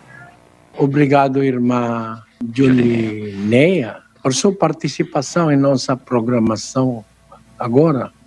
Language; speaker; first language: Portuguese; non-native, learner; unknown